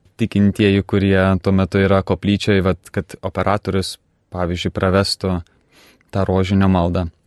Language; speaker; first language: Lithuanian; native; Lithuanian